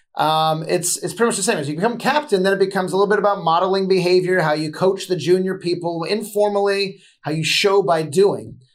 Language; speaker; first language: English; native; English